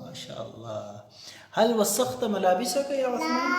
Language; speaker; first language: Arabic; non-native, fluent; Urdu